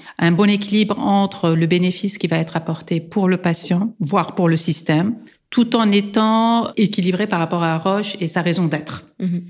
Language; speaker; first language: French; non-native, local second language; Armenian